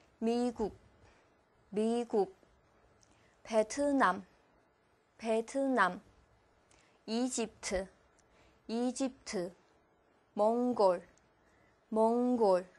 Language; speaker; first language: Korean; non-native, fluent; Chinese